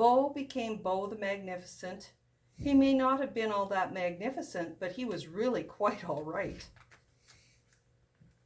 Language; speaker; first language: English; native; English